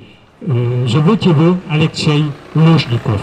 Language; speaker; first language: Russian; non-native, fluent; French